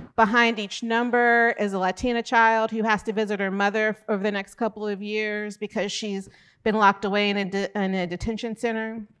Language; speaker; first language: English; native; English